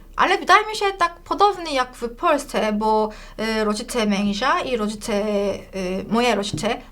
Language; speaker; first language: Polish; non-native, fluent; Korean